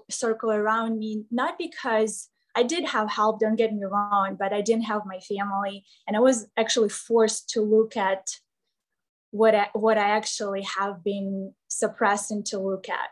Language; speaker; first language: English; non-native, fluent; Ukrainian